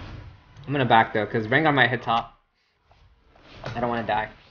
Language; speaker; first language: English; native; English